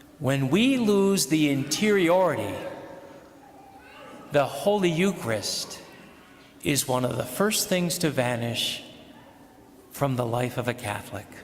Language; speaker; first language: English; native; English